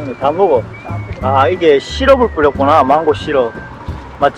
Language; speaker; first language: Korean; native; Korean